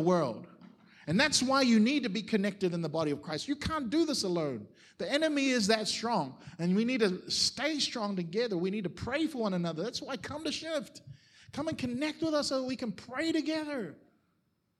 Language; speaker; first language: English; native; English